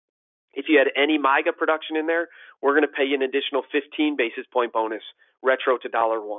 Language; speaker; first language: English; native; English